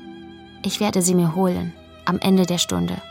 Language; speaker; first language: German; native; German